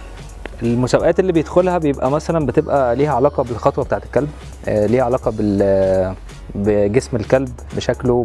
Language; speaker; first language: Arabic; native; Arabic